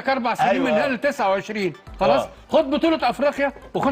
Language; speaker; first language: Arabic; native; Arabic